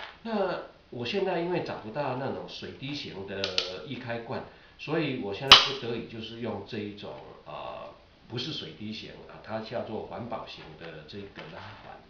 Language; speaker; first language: Chinese; native; Chinese